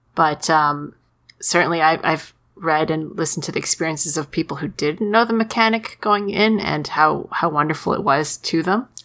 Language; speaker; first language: English; early bilingual, other home language; Chinese